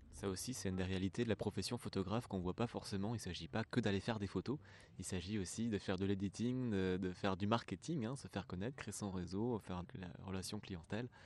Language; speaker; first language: French; native; French